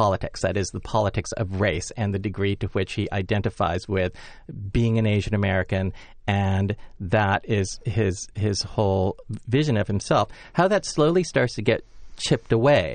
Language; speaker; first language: English; native; English